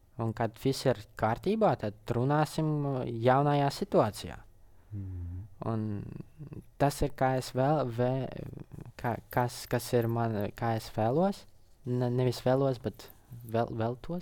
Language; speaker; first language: Latvian; non-native, local second language; Russian